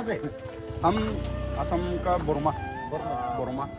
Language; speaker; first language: Hindi; non-native, local second language; Bodo